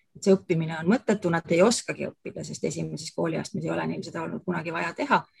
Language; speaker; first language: Estonian; native; Estonian